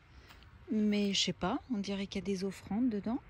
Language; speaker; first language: French; native; French